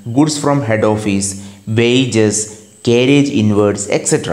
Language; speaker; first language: English; non-native, local second language; Malayalam